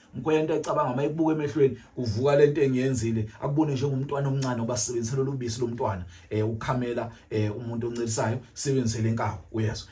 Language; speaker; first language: Zulu; native; Zulu